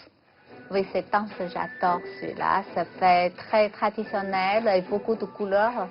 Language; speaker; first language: French; non-native, fluent; Chinese